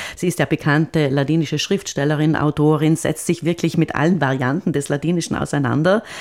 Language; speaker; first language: German; native; German